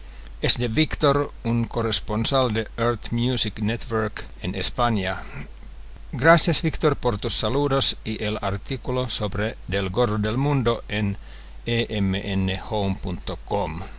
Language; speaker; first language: Spanish; non-native, fluent; Finnish